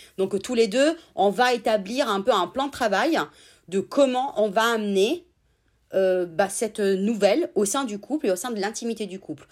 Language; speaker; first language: French; non-native, fluent; Italian